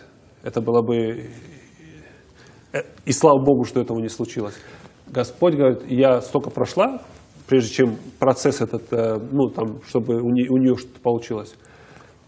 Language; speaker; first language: Russian; native; Russian